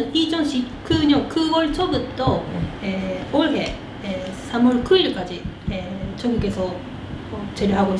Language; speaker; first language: Korean; early bilingual, heritage; Korean